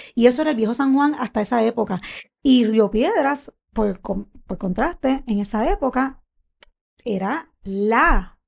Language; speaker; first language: Spanish; native; Spanish